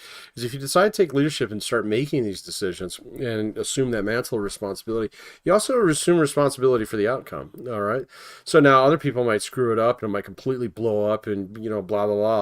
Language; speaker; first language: English; native; English